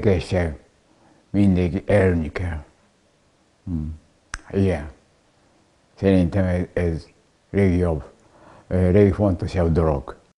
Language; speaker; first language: Hungarian; non-native, learner; Japanese